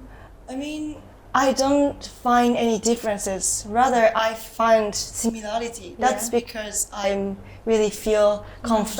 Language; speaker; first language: English; non-native, fluent; Japanese